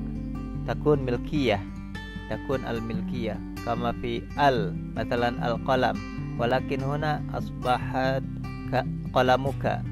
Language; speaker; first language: Arabic; non-native, fluent; Indonesian